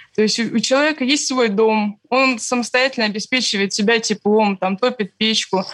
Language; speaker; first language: Russian; native; Russian